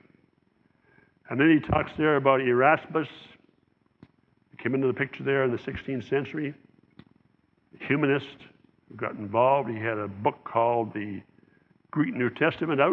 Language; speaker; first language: English; native; English